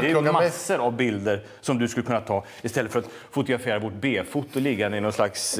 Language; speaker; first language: Swedish; native; Swedish